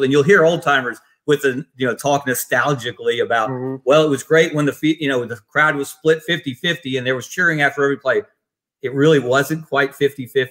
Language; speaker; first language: English; native; English